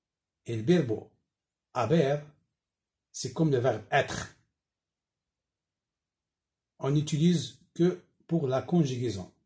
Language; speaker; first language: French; non-native, local second language; Arabic